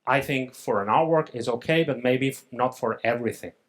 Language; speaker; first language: English; non-native, fluent; Catalan